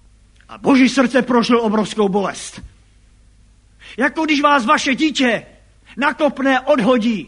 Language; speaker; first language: Czech; native; Czech